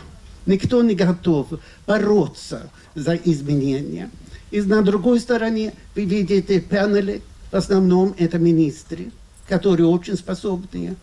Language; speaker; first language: Russian; non-native, fluent; Swedish